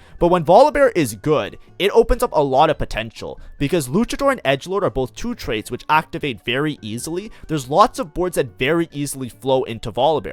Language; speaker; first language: English; native; English